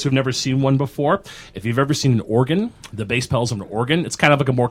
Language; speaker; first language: English; native; English